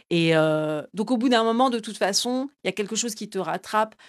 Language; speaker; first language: French; native; French